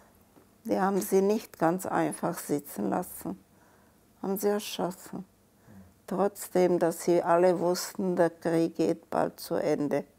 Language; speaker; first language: German; non-native, fluent; Czech